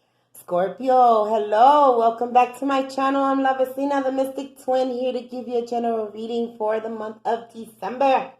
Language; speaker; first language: English; native; English